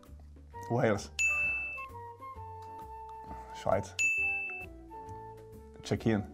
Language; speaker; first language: German; non-native, fluent; Finnish